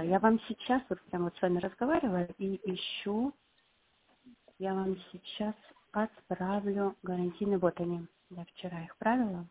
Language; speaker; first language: Russian; native; Russian